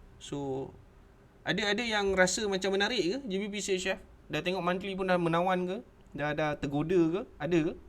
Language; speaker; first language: Malay; native; Malay